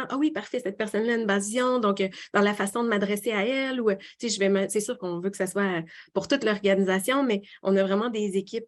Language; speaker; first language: French; native; French